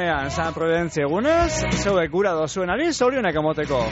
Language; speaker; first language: Basque; native; Basque